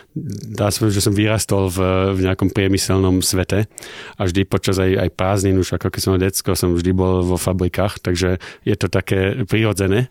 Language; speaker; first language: Slovak; early bilingual, heritage; German